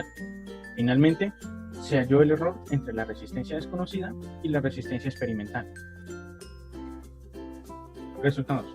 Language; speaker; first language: Spanish; native; Spanish